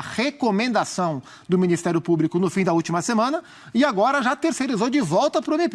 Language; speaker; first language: Portuguese; native; Portuguese